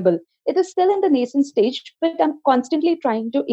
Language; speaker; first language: English; non-native, local second language; Telugu